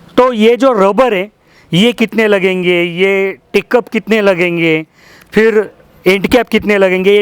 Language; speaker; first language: Hindi; non-native, local second language; Marathi